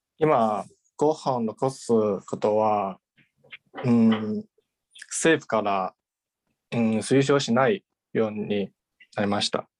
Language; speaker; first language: Japanese; non-native, learner; Chinese